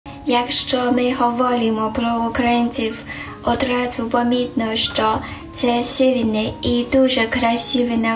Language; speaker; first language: Ukrainian; non-native, learner; Chinese